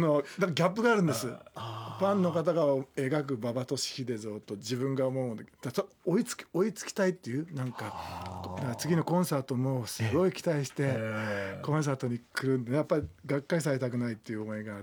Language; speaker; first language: Japanese; native; Japanese